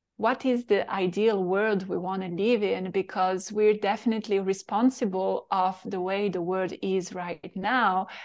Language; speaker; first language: English; non-native, fluent; French